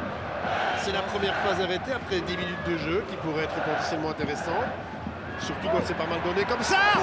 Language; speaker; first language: French; native; French